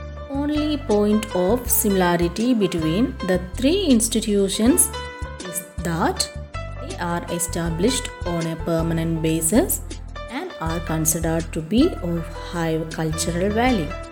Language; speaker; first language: English; non-native, local second language; Malayalam